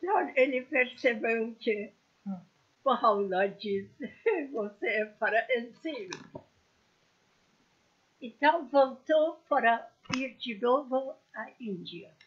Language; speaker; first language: Portuguese; non-native, learner; Persian